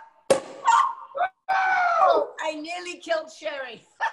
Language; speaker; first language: English; native; English